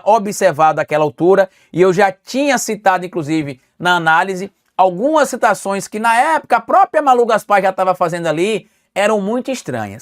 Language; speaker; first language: Portuguese; native; Portuguese